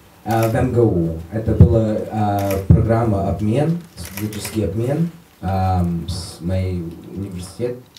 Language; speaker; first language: Russian; non-native, learner; English